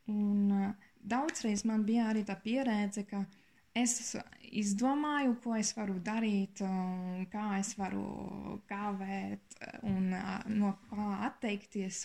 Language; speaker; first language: Latvian; non-native, learner; German